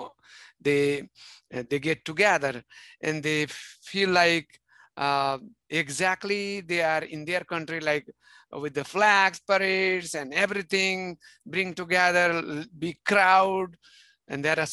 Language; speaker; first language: English; non-native, fluent; Nepali